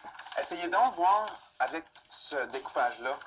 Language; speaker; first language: French; native; French